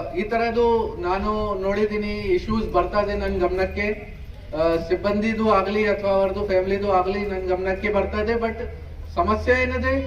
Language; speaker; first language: Kannada; non-native, local second language; Hindi